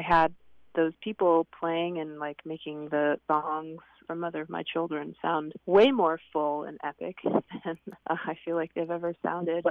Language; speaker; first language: English; native; English